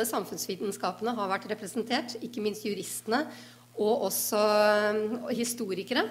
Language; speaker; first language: Norwegian; native; Norwegian